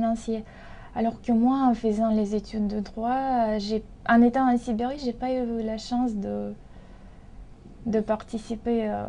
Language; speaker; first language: French; non-native, fluent; Russian